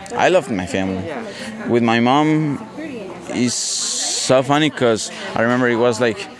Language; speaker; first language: English; non-native, fluent; Spanish